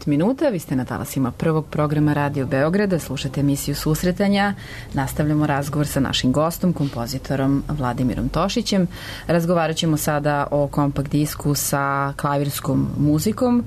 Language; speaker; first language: Serbian; native; Serbian